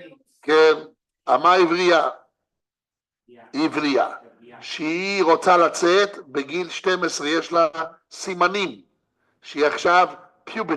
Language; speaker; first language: Hebrew; non-native, fluent; English